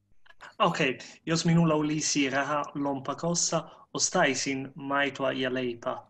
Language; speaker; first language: Finnish; non-native, learner; Italian